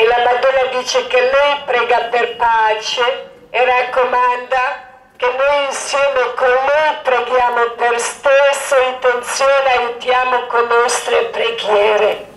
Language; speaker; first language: Italian; non-native, learner; Croatian